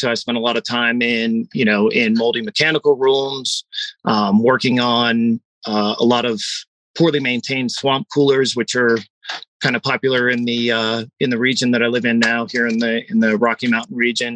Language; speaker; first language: English; native; English